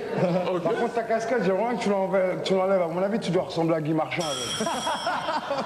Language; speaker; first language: French; native; French